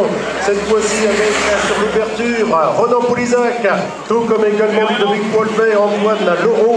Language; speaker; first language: French; native; French